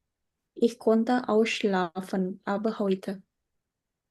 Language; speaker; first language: German; non-native, learner; Indonesian